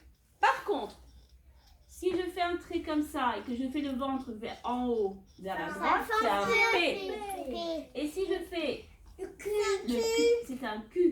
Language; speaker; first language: French; native; French